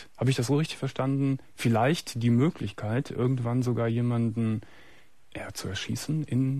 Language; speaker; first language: German; native; German